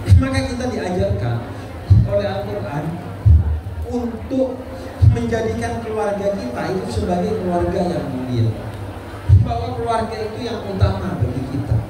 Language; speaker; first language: Indonesian; non-native, local second language; Madurese